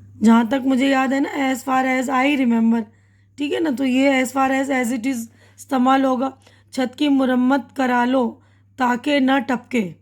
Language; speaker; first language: Urdu; native; Urdu